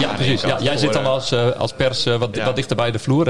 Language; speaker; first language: Dutch; native; Dutch